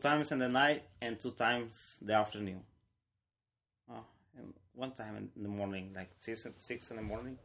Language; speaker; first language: English; non-native, learner; Spanish